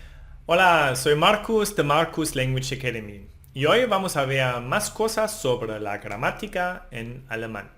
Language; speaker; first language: Spanish; non-native, fluent; German